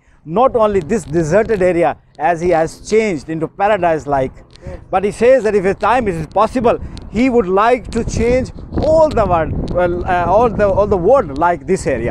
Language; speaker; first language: English; non-native, learner; Urdu